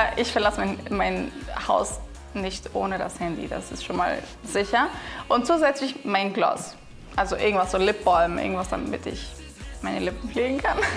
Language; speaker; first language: German; early bilingual, other home language; Albanian